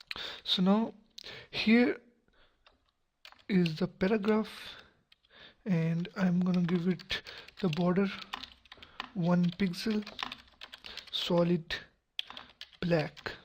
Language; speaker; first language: English; non-native, local second language; Urdu